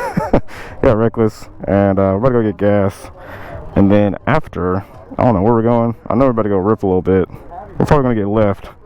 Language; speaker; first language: English; native; English